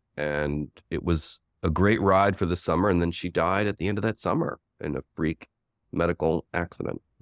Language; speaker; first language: English; native; English